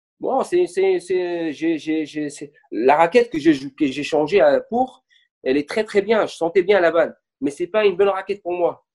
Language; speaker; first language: French; non-native, local second language; Arabic